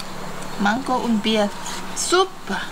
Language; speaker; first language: German; non-native, learner; Thai